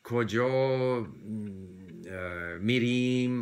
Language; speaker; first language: Persian; non-native, learner; English